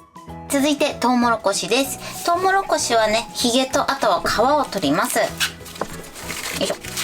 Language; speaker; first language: Japanese; native; Japanese